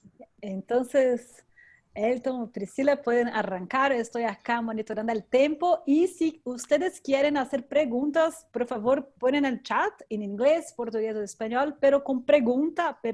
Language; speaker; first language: Spanish; non-native, fluent; Portuguese